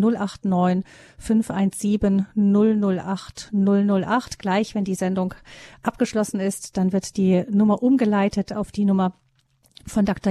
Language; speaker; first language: German; native; German